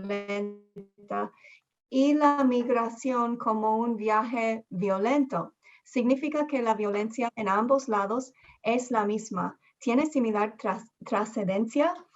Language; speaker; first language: Spanish; early bilingual, heritage; Spanish